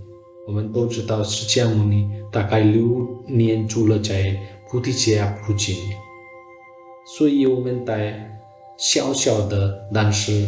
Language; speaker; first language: Chinese; non-native, learner; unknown